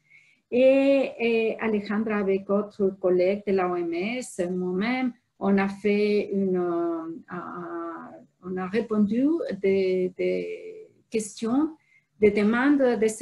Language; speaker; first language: French; non-native, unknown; Spanish